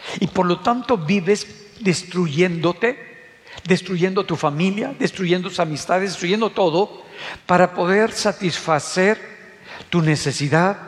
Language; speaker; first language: Spanish; native; Spanish